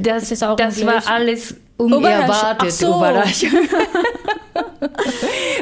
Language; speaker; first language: German; non-native, learner; Japanese